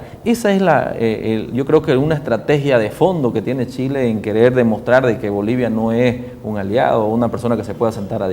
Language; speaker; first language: Spanish; native; Spanish